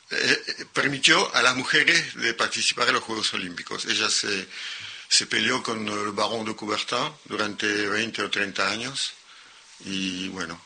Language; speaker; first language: Spanish; non-native, local second language; French